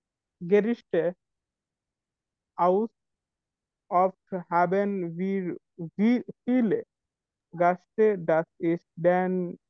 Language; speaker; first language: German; non-native, learner; Bangla